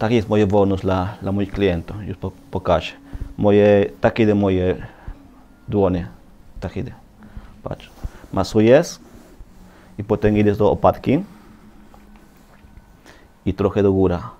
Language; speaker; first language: Polish; non-native, learner; Spanish